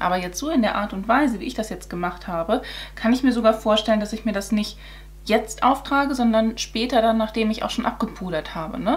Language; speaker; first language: German; native; German